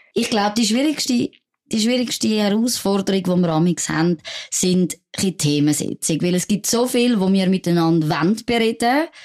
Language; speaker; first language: German; non-native, fluent; French